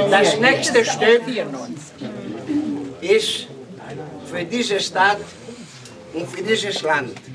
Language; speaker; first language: German; non-native, fluent; Greek